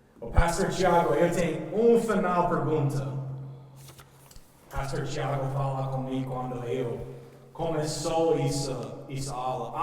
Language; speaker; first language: Portuguese; non-native, learner; English